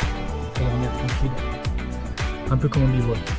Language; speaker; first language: French; native; French